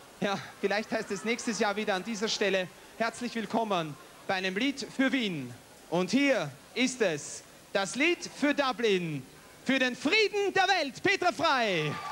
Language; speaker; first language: German; native; German